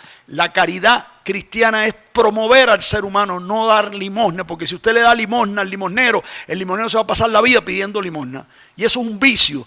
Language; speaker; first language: Spanish; native; Spanish